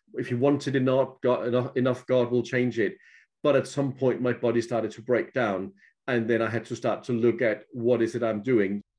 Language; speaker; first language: English; non-native, fluent; Danish